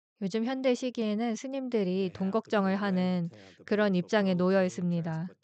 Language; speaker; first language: Korean; native; Korean